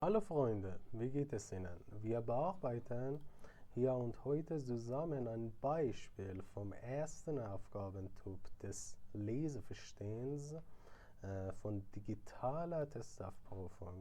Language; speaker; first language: German; non-native, fluent; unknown